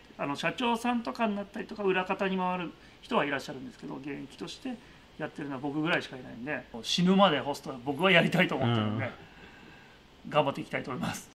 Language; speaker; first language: Japanese; native; Japanese